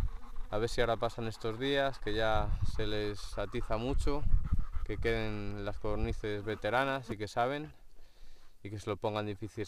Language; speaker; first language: Spanish; native; Spanish